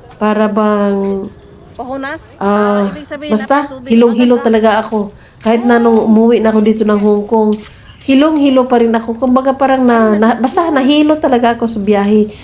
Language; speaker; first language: Filipino; non-native, local second language; Cebuano